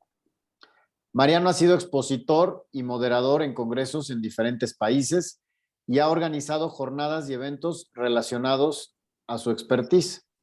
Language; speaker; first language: Spanish; native; Spanish